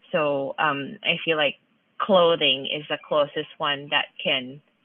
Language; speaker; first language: English; non-native, local second language; Filipino